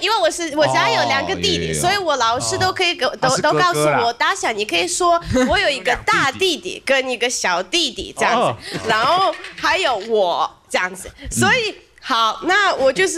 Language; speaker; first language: Chinese; non-native, fluent; Russian